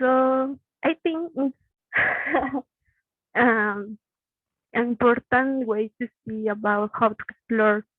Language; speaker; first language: English; non-native, learner; Spanish